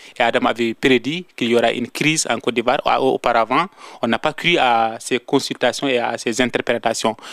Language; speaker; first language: French; non-native, local second language; Wolof